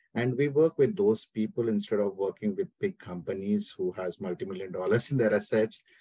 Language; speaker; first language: English; non-native, local second language; Telugu